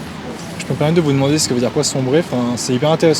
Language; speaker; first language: French; native; French